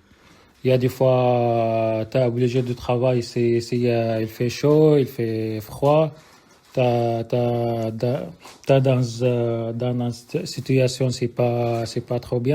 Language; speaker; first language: French; non-native, learner; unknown